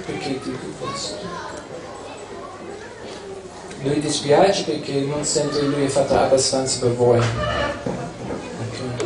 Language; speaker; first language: Italian; non-native, learner; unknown